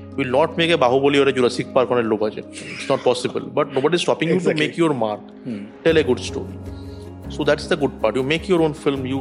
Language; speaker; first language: English; non-native, local second language; Bangla